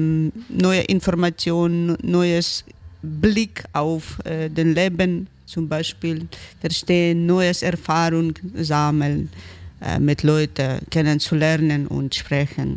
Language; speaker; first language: German; non-native, learner; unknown